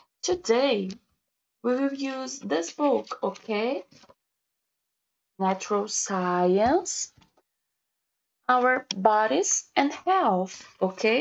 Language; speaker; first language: English; non-native, learner; Portuguese